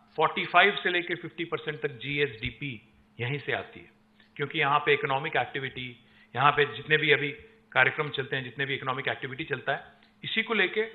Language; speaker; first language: Hindi; non-native, local second language; Telugu